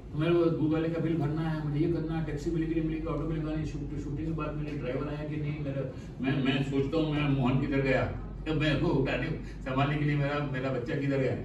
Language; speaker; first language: Hindi; non-native, local second language; Sindhi